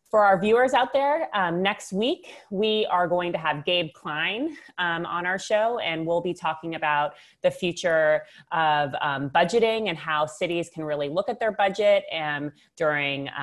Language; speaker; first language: English; native; English